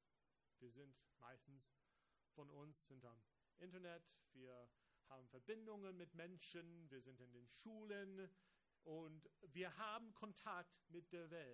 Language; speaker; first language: German; non-native, fluent; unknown